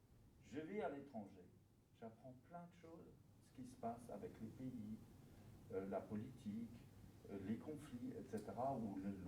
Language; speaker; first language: French; non-native, fluent; German